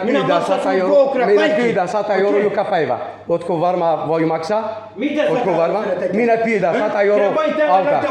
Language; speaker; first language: Finnish; non-native, learner; Turkish